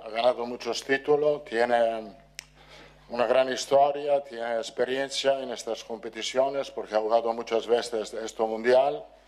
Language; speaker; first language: Spanish; non-native, fluent; Italian